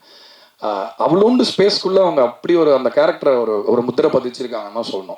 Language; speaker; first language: Tamil; native; Tamil